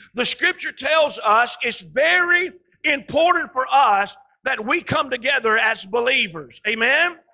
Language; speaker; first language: English; native; English